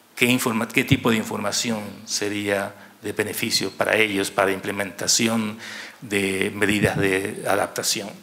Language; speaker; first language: Spanish; native; Spanish